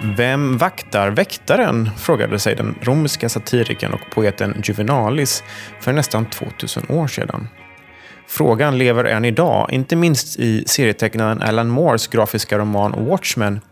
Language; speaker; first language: Swedish; native; Swedish